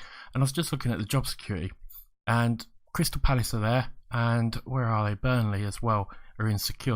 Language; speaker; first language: English; native; English